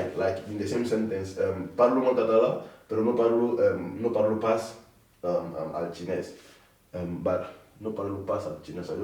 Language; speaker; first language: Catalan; non-native, fluent; Akan